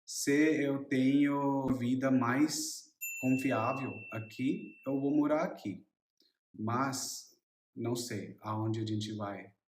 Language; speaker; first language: Portuguese; non-native, learner; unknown